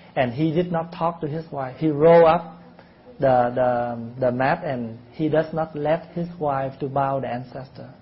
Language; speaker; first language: English; non-native, fluent; Vietnamese